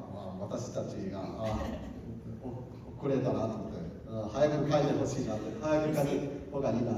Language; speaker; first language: Japanese; non-native, learner; Cantonese